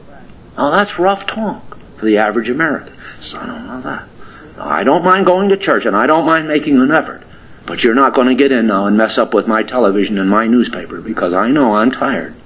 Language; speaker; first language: English; native; English